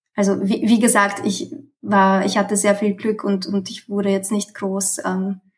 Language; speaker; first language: German; early bilingual, other home language; Romanian